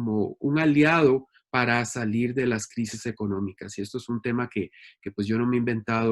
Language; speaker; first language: Spanish; native; Spanish